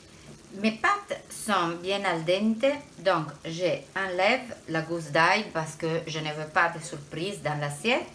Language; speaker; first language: French; non-native, fluent; Italian